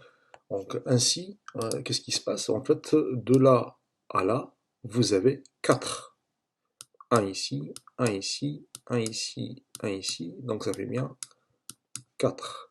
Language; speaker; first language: French; native; French